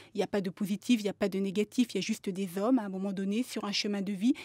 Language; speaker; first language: French; native; French